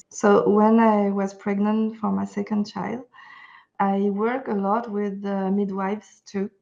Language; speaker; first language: English; non-native, fluent; French